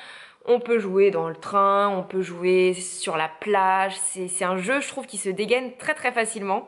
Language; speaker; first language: French; native; French